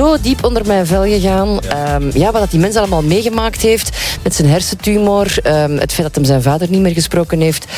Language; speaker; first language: Dutch; native; Dutch